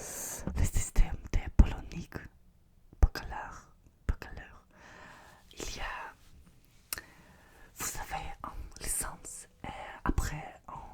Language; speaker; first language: French; non-native, learner; Russian